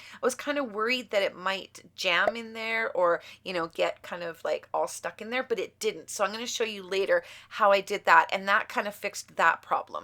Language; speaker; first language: English; native; English